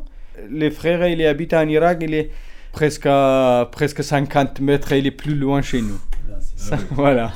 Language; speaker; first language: French; non-native, learner; Kurdish